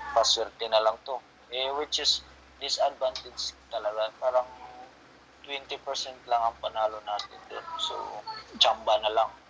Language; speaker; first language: Filipino; non-native, local second language; Cebuano